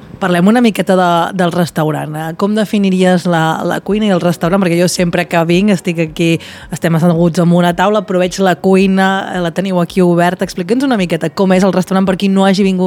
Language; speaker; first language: Catalan; native; Catalan